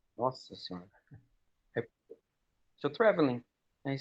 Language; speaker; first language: Portuguese; native; Portuguese